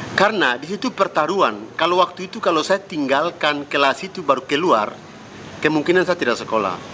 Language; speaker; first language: Indonesian; non-native, local second language; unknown